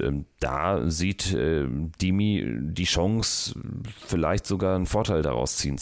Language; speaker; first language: German; native; German